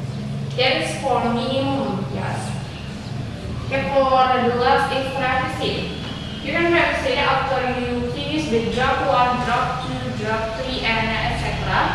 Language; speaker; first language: English; non-native, learner; Indonesian